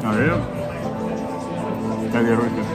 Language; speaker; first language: Russian; native; Russian